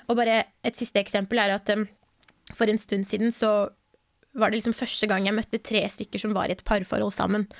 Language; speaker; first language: Norwegian; early bilingual, other home language; Persian